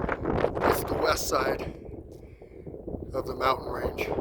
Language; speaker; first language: English; native; English